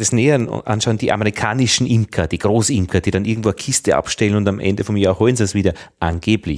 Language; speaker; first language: German; native; German